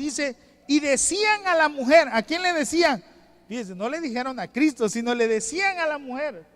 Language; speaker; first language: Spanish; native; Spanish